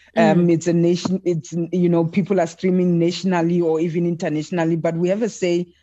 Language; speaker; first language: English; non-native, local second language; Southern Sotho